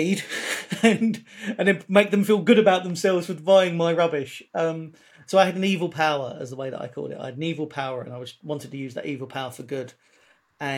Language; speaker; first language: English; native; English